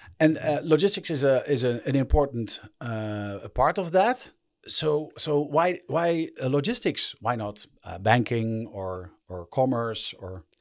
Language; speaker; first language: English; non-native, fluent; Dutch